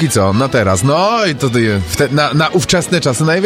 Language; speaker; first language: Polish; native; Polish